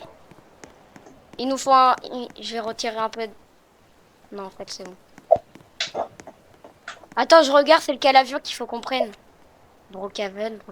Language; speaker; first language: French; native; French